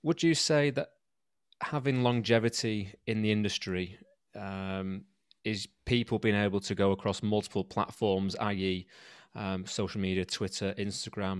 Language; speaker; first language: English; native; English